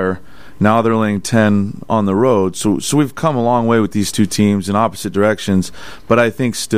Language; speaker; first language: English; native; English